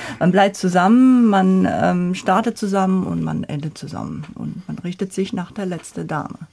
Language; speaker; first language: German; non-native, fluent; Korean